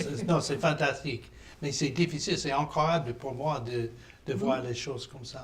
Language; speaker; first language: French; non-native, learner; English